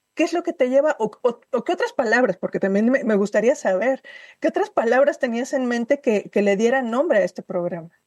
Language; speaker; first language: Spanish; native; Spanish